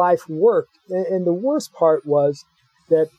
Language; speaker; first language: English; native; English